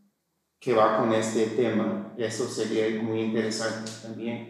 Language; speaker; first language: Spanish; non-native, fluent; English